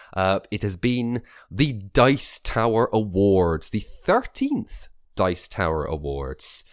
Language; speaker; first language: English; native; English